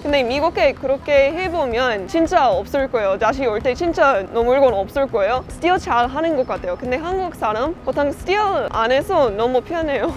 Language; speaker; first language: Korean; non-native, learner; English